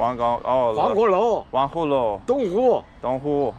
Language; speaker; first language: Chinese; non-native, fluent; English